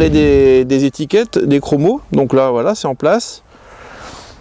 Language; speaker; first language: French; native; French